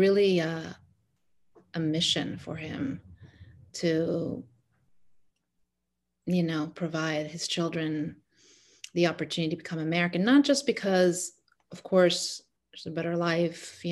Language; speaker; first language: English; non-native, fluent; Arabic